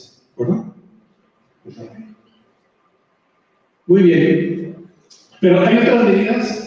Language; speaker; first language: Spanish; native; Spanish